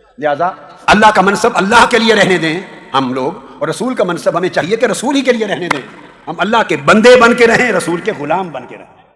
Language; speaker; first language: Urdu; non-native, local second language; Punjabi